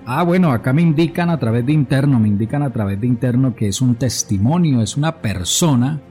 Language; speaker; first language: Spanish; native; Spanish